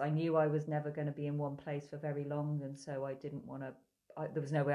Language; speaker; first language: English; native; English